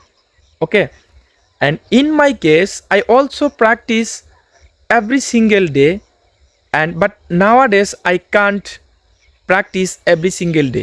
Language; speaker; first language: English; non-native, learner; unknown